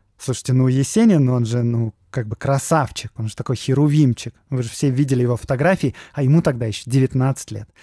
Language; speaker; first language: Russian; native; Russian